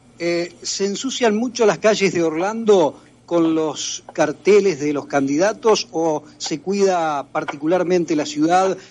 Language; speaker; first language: Spanish; native; Spanish